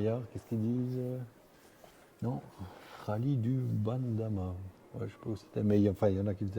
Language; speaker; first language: French; native; French